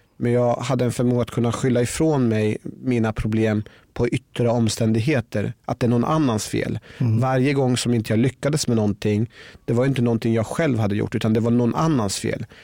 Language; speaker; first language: Swedish; early bilingual, other home language; Persian